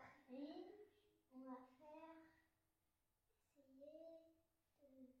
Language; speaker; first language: French; early bilingual, other home language; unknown